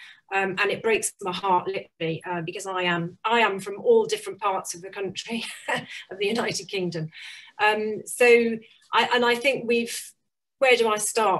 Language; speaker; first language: English; native; English